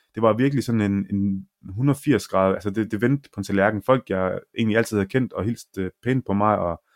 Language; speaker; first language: Danish; early bilingual, other home language; Arabic